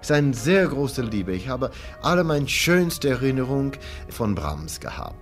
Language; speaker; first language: German; non-native, learner; English